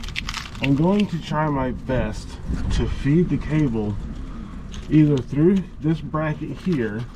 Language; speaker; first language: English; native; English